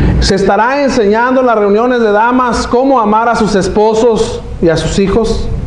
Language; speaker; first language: Spanish; native; Spanish